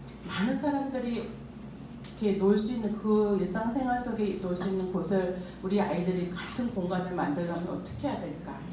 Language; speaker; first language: Korean; native; Korean